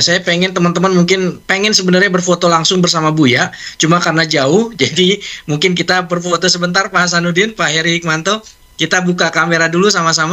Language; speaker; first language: Indonesian; native; Indonesian